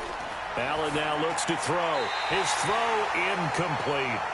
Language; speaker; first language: English; native; English